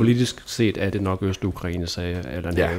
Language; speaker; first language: Danish; native; Danish